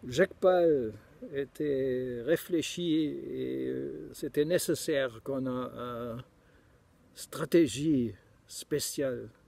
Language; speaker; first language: French; non-native, fluent; German